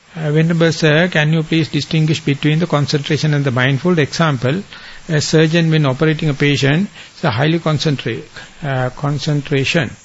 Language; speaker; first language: English; non-native, local second language; Sinhala